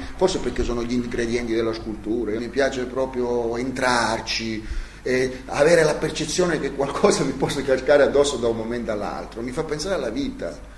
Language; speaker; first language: Italian; native; Italian